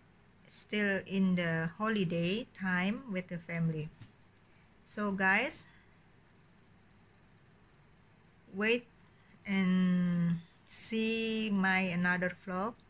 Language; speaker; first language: English; non-native, learner; Indonesian